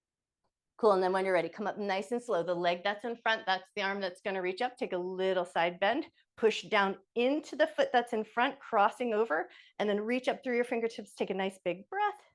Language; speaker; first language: English; native; English